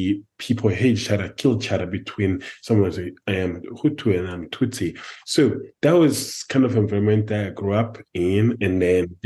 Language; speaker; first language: English; non-native, fluent; French